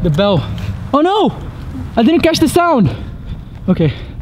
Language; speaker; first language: English; non-native, fluent; Portuguese